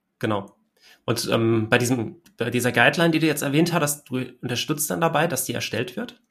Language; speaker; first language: German; native; German